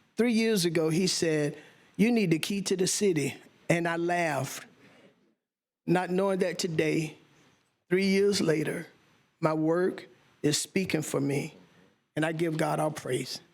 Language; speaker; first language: English; native; English